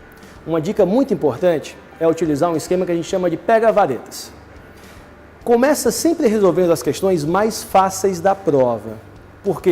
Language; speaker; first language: Portuguese; native; Portuguese